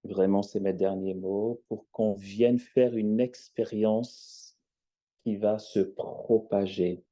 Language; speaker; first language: French; native; French